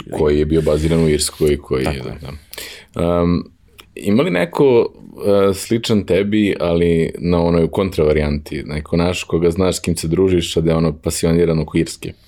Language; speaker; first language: Serbian; native; Serbian